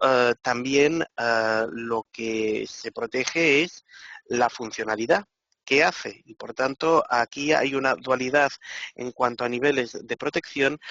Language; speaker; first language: Spanish; native; Spanish